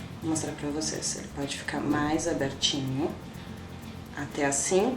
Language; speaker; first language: Portuguese; native; Portuguese